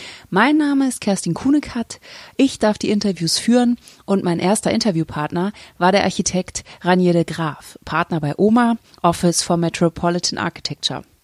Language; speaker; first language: German; native; German